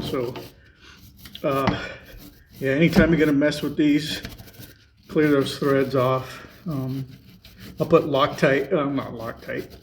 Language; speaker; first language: English; native; English